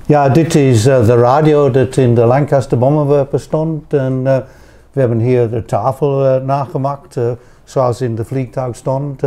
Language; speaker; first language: Dutch; non-native, fluent; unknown